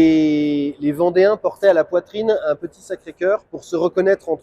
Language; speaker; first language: French; native; French